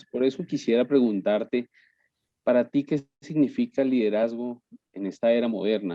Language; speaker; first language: Spanish; native; Spanish